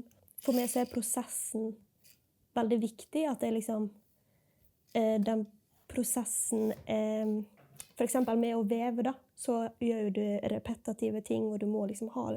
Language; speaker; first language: Norwegian; native; Norwegian